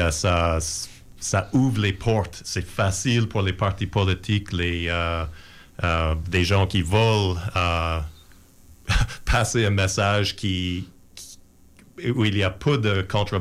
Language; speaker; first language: French; native; French